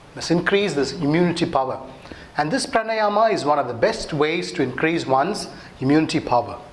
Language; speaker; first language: English; non-native, local second language; Tamil